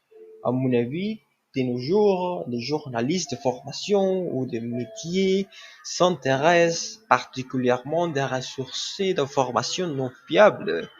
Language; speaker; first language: French; non-native, learner; Spanish